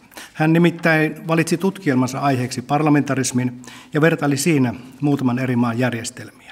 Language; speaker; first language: Finnish; native; Finnish